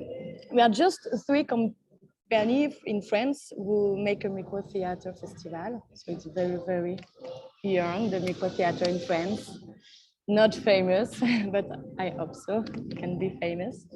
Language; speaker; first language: English; non-native, learner; French